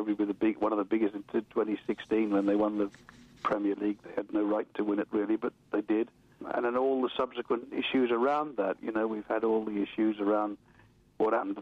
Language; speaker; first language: English; native; English